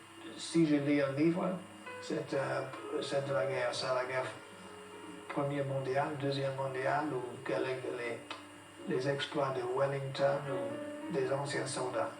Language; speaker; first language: French; non-native, fluent; English